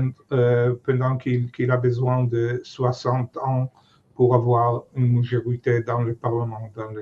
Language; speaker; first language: French; non-native, fluent; Hebrew